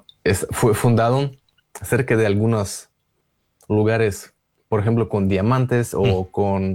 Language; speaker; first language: Spanish; non-native, learner; Russian